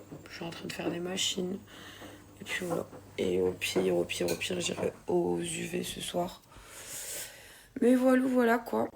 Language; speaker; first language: French; native; French